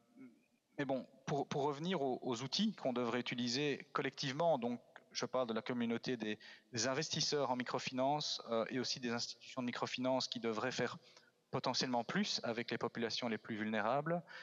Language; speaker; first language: French; native; French